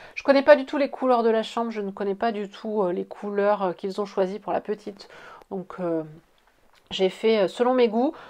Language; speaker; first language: French; native; French